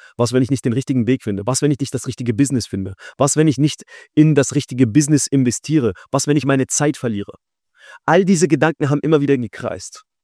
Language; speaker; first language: German; early bilingual, other home language; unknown